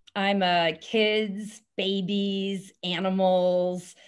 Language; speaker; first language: English; native; English